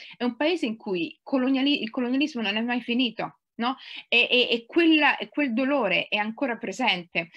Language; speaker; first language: Italian; early bilingual, other home language; Somali